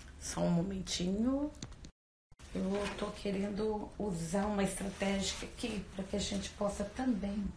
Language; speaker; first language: Portuguese; native; Portuguese